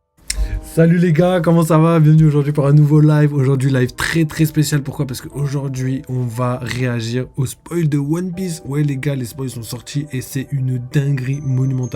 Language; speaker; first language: French; native; French